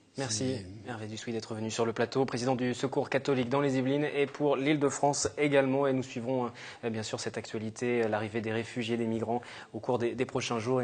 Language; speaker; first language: French; native; French